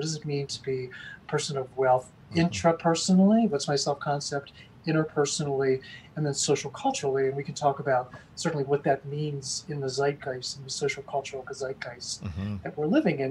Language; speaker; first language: English; native; English